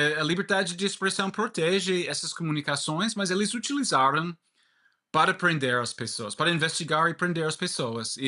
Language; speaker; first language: Portuguese; non-native, fluent; English